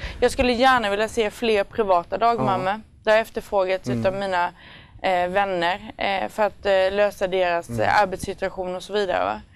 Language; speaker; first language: Swedish; native; Swedish